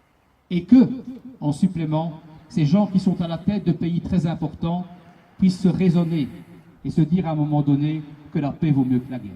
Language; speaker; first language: French; native; French